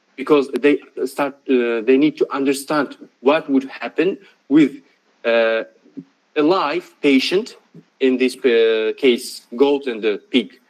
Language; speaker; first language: English; non-native, fluent; Russian